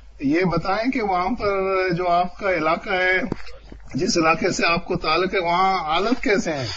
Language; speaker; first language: Urdu; non-native, local second language; Baluchi